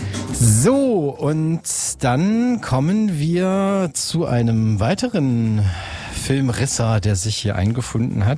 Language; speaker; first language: German; native; German